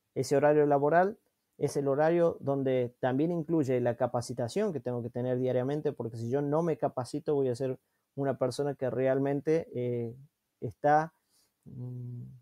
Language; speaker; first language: Spanish; native; Spanish